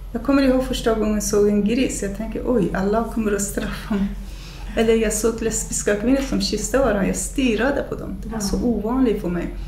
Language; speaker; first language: Swedish; non-native, fluent; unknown